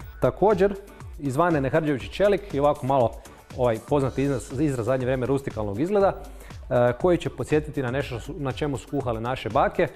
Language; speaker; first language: Serbian; native; Serbian